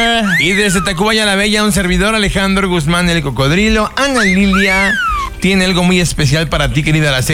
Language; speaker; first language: Spanish; native; Spanish